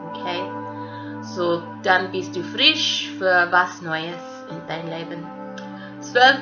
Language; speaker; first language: German; non-native, fluent; English